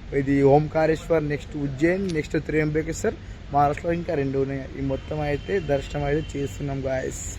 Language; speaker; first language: Telugu; native; Telugu